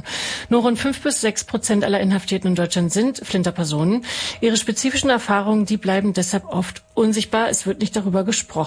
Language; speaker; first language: German; native; German